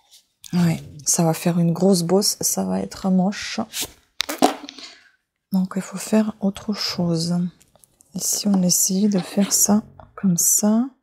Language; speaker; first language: French; native; French